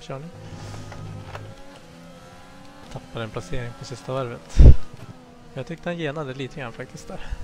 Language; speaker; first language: Swedish; native; Swedish